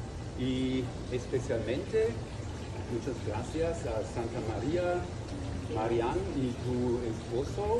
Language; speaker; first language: Spanish; non-native, learner; German